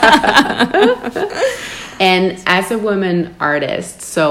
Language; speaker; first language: English; early bilingual, other home language; Persian